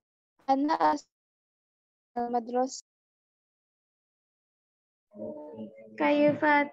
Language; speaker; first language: Arabic; non-native, learner; Indonesian